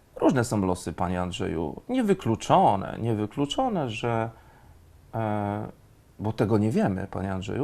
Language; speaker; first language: Polish; native; Polish